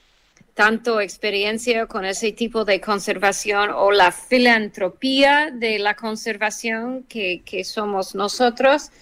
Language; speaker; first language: Spanish; non-native, fluent; English